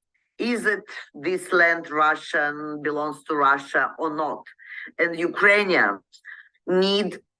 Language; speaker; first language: English; non-native, learner; Ukrainian